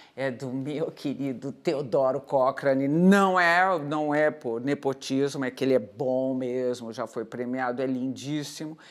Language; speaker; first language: Portuguese; native; Portuguese